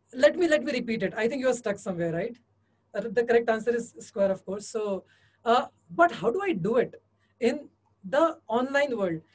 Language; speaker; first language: English; non-native, local second language; Hindi